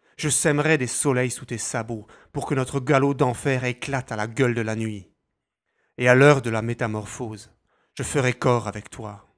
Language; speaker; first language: French; native; French